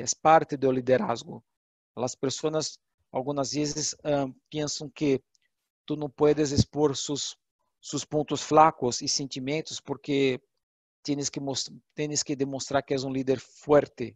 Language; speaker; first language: Portuguese; non-native, learner; Spanish